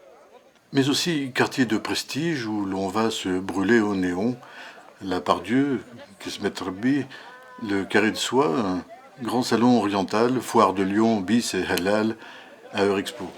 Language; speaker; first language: French; native; French